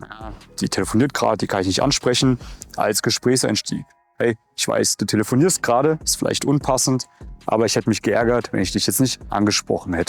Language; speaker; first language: German; native; German